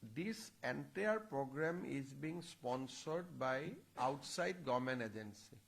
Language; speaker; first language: English; non-native, local second language; Assamese